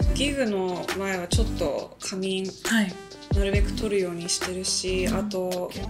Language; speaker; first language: Japanese; non-native, fluent; English